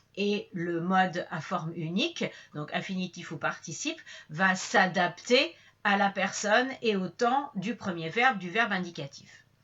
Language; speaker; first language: French; native; French